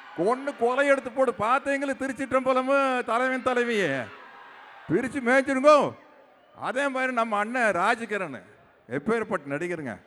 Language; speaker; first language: Tamil; native; Tamil